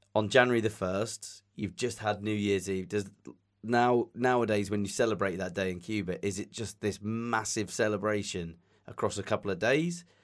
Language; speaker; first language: English; native; English